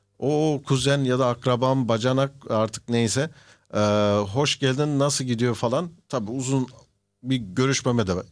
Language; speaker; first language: Turkish; native; Turkish